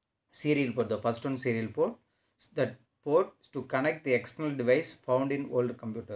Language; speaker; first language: English; non-native, local second language; Tamil